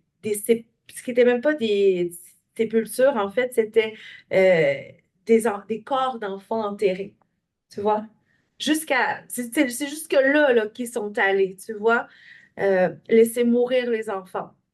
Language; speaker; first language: French; native; French